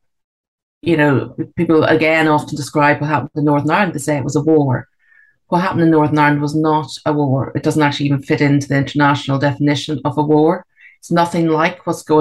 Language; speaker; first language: English; native; English